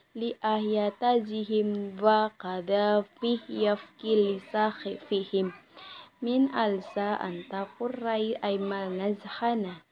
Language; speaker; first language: Arabic; non-native, learner; Indonesian